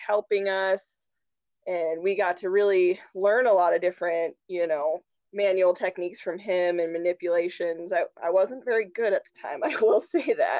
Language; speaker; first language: English; native; English